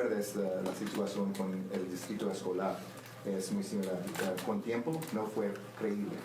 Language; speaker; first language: Spanish; non-native, learner; English